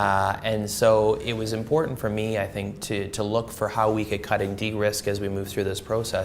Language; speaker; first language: English; native; English